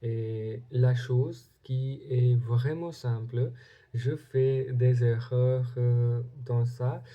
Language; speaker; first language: French; non-native, learner; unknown